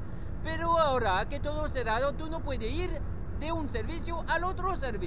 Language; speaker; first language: Spanish; non-native, learner; French